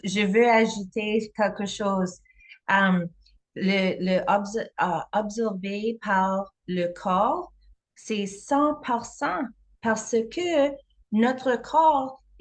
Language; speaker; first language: French; non-native, fluent; English